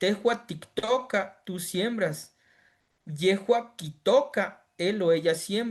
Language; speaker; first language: Spanish; native; Spanish